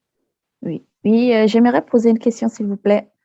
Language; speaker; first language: French; non-native, local second language; Fula